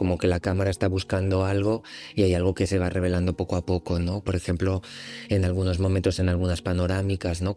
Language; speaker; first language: Spanish; native; Spanish